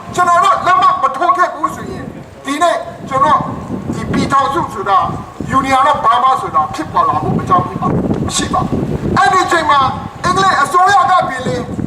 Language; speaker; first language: Burmese; non-native, local second language; Kachin